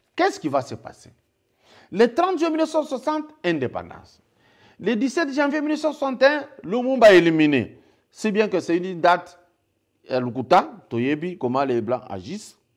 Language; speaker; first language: French; non-native, local second language; Lingala